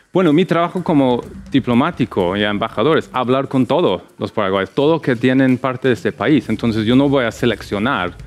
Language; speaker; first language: Spanish; non-native, fluent; English